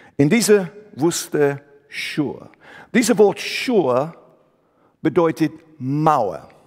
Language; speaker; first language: German; non-native, fluent; English